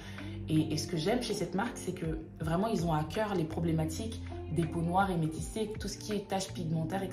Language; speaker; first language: French; native; French